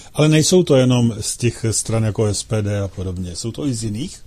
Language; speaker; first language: Czech; native; Czech